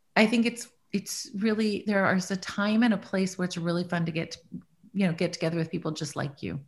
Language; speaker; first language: English; native; English